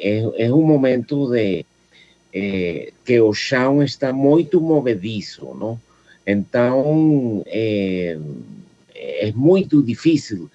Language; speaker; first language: Portuguese; non-native, fluent; Spanish